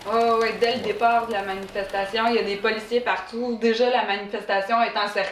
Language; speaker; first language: French; native; French